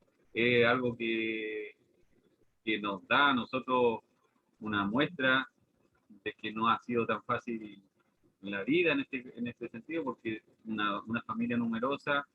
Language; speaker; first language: Spanish; native; Spanish